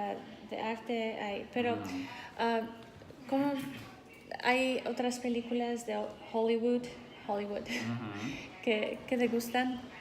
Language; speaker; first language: Spanish; non-native, fluent; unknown